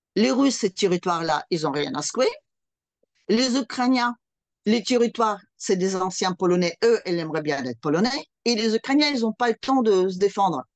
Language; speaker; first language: French; non-native, fluent; Russian